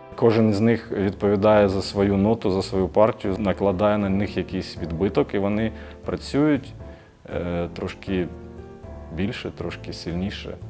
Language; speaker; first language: Ukrainian; native; Ukrainian